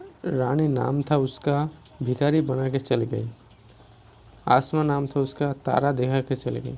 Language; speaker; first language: Hindi; non-native, local second language; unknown